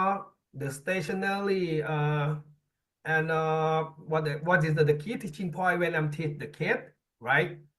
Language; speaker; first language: English; non-native, learner; Thai